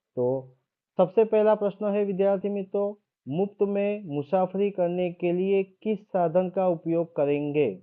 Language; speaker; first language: Hindi; non-native, local second language; Gujarati